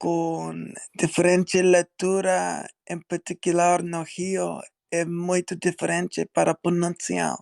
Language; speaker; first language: Portuguese; non-native, learner; English